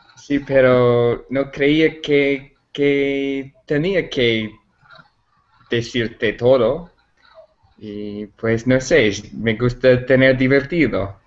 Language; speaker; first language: Spanish; non-native, learner; English